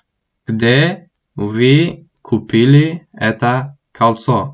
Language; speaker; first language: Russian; non-native, fluent; Tajik